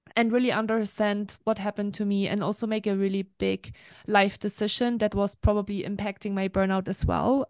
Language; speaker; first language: English; non-native, fluent; German